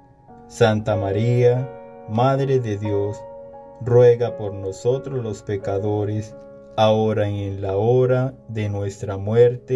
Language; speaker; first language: Spanish; native; Spanish